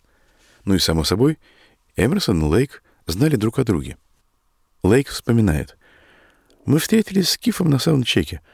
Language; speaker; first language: Russian; native; Russian